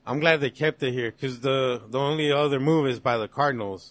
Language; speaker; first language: English; early bilingual, other home language; Spanish